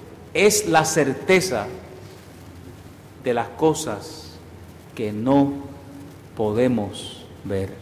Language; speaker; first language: Spanish; native; Spanish